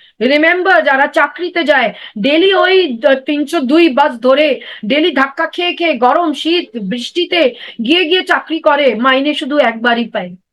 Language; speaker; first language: Bangla; non-native, local second language; Hindi